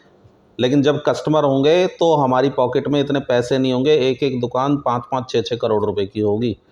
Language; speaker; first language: Hindi; native; Hindi